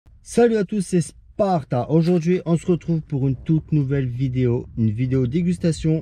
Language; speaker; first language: French; native; French